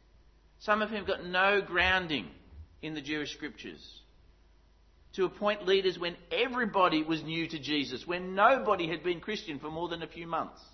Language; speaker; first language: English; native; English